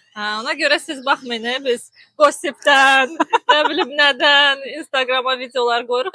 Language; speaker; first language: Azerbaijani; non-native, local second language; Russian